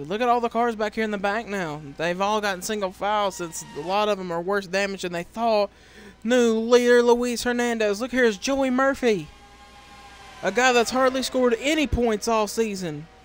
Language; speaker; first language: English; native; English